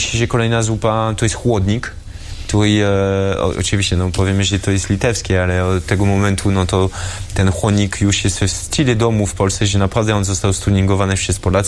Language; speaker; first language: Polish; early bilingual, heritage; French